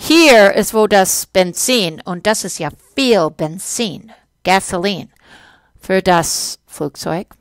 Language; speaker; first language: German; non-native, fluent; English